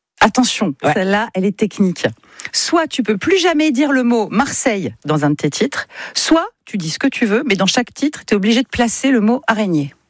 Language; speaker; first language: French; native; French